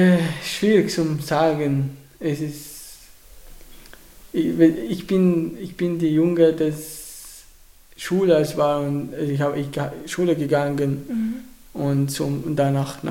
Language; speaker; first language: German; non-native, learner; Arabic